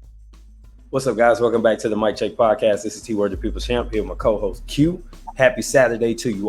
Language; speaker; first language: English; native; English